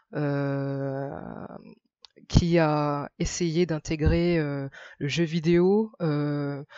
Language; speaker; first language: French; native; French